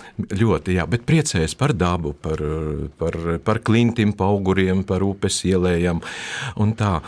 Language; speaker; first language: Latvian; non-native, local second language; Russian